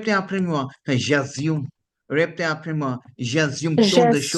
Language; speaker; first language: French; non-native, fluent; Hindi